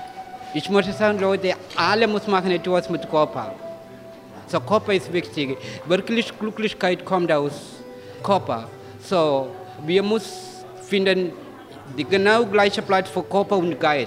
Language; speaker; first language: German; non-native, learner; Malayalam